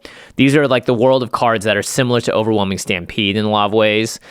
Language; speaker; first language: English; native; English